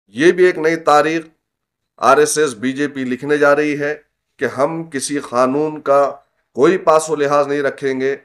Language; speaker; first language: Urdu; native; Urdu